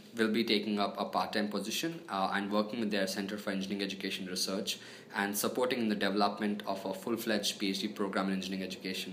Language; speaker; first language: English; non-native, local second language; Telugu